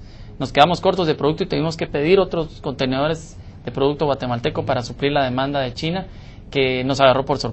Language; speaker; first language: Spanish; native; Spanish